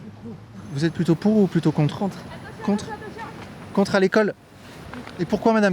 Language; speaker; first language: French; native; French